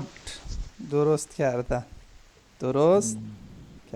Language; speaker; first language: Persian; non-native, learner; Urdu